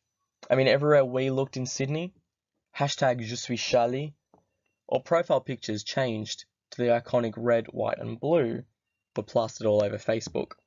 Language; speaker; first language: English; native; English